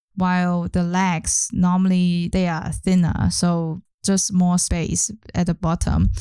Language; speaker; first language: English; non-native, local second language; Cantonese